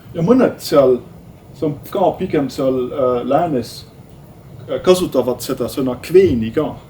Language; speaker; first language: Estonian; non-native, fluent; Dutch